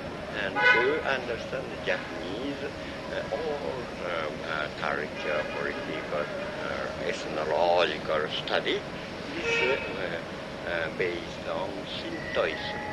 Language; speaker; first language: English; non-native, learner; Japanese